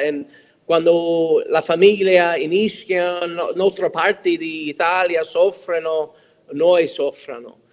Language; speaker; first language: Italian; early bilingual, heritage; English